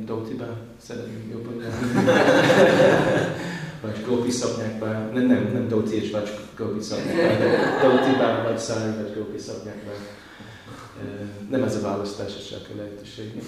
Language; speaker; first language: Hungarian; non-native, learner; English